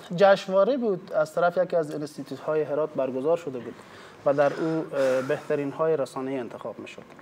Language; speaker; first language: Persian; native; Persian